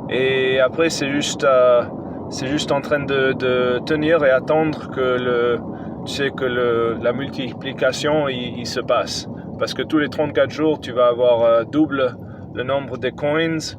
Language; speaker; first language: French; non-native, fluent; English